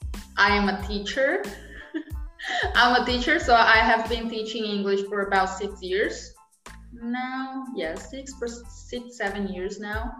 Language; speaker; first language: English; non-native, fluent; Portuguese